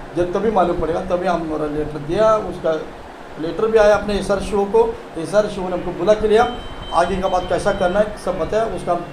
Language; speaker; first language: Hindi; non-native, local second language; Marathi